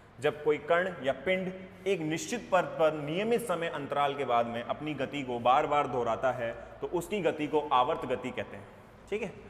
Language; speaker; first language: Hindi; native; Hindi